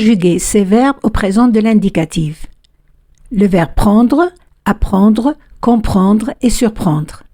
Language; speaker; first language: French; non-native, fluent; Spanish